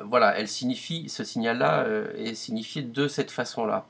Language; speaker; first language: French; native; French